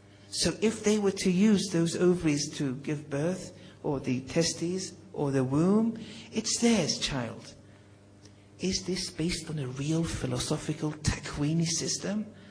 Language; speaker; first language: English; native; English